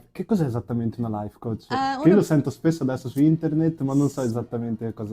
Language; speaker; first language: Italian; native; Italian